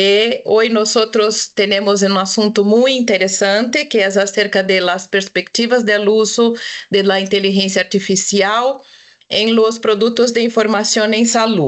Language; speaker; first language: Spanish; non-native, local second language; Portuguese